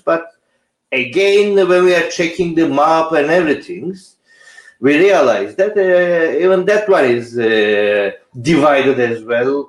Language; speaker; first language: English; non-native, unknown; Turkish